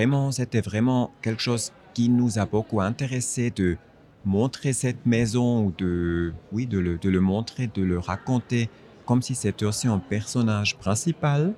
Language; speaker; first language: French; non-native, fluent; German